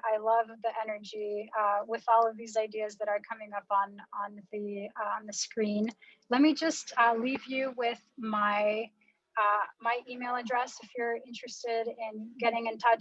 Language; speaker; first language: English; native; English